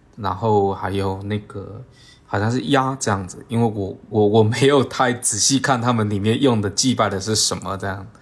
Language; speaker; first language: Chinese; native; Chinese